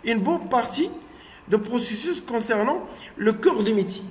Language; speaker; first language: French; non-native, local second language; Arabic